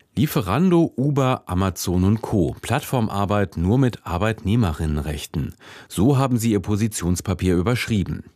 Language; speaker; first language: German; native; German